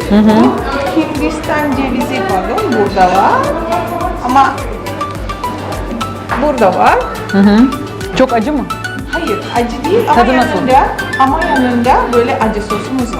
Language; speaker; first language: Turkish; non-native, learner; Indonesian